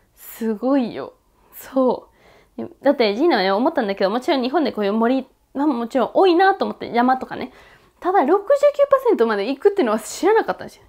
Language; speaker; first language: Japanese; non-native, fluent; Spanish